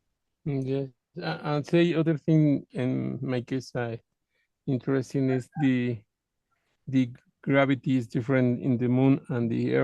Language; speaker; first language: English; non-native, learner; Spanish